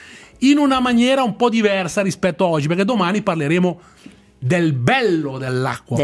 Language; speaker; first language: Italian; native; Italian